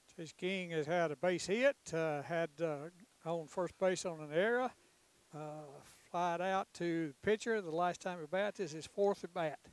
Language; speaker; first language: English; native; English